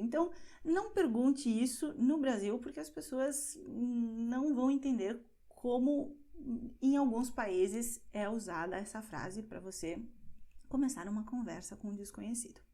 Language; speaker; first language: Portuguese; non-native, fluent; Spanish